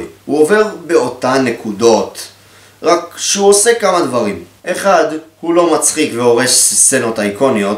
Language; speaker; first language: Hebrew; native; Hebrew